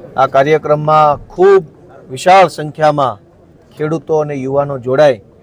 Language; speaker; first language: Gujarati; native; Gujarati